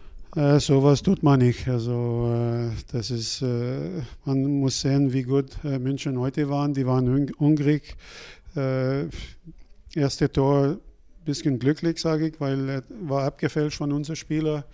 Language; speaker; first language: German; non-native, fluent; French